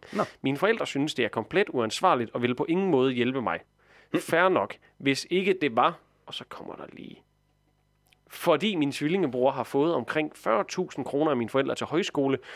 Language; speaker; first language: Danish; native; Danish